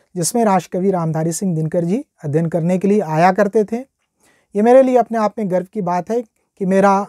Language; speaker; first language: Hindi; native; Hindi